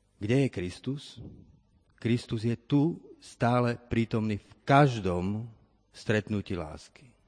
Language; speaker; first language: Slovak; native; Slovak